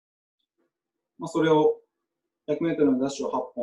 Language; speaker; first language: Japanese; native; Japanese